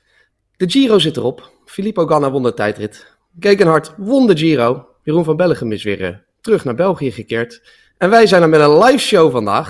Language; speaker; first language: Dutch; native; Dutch